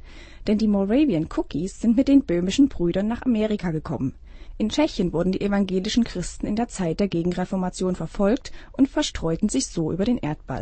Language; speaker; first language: German; native; German